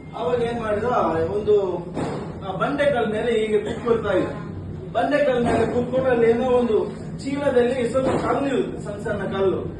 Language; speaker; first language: Kannada; non-native, local second language; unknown